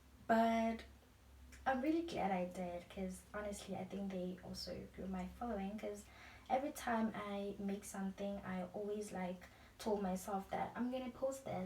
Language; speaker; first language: English; non-native, local second language; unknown